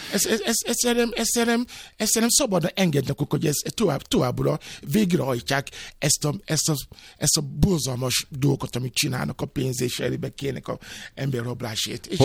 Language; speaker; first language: Hungarian; non-native, fluent; Yoruba